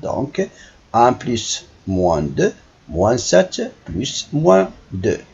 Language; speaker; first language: French; non-native, local second language; Arabic